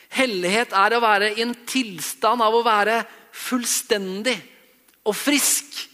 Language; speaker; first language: Norwegian; native; Norwegian